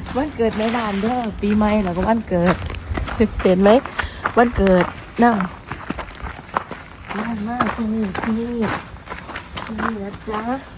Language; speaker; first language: Thai; native; Thai